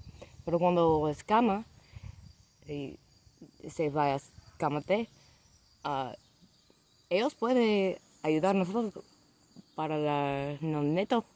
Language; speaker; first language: Spanish; non-native, learner; English